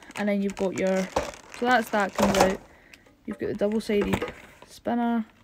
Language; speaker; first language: English; native; English